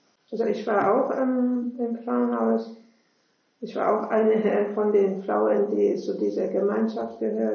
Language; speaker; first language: German; non-native, fluent; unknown